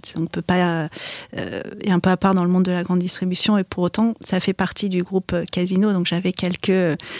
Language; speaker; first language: French; early bilingual, other home language; Chinese